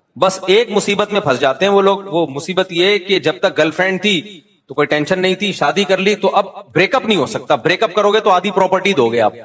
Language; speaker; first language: Urdu; native; Urdu